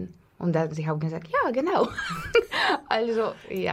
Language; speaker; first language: German; non-native, fluent; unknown